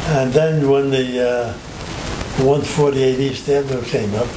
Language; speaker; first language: English; native; English